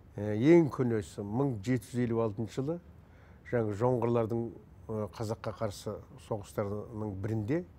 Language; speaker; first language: Kazakh; native; Kazakh